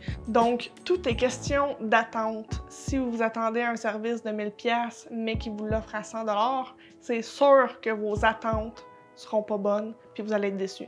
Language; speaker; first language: French; native; French